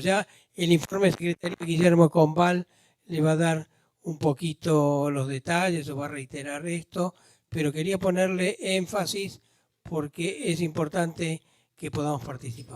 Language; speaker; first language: Spanish; native; Spanish